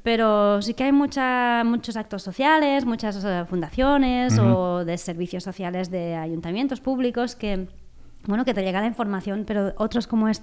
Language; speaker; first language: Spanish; non-native, local second language; Catalan